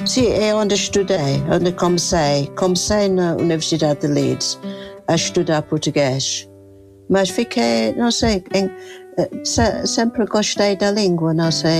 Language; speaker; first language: Portuguese; non-native, fluent; English